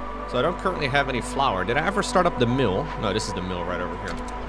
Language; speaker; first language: English; non-native, fluent; Dutch